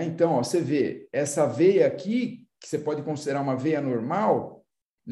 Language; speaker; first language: Portuguese; native; Portuguese